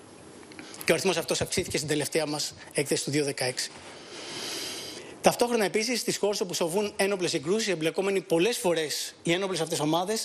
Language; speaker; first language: Greek; native; Greek